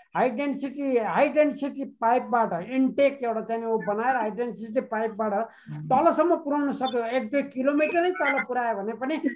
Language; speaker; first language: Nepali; native; Nepali